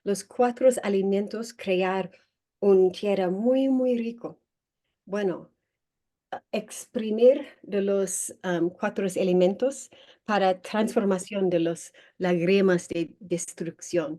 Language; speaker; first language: Spanish; non-native, learner; English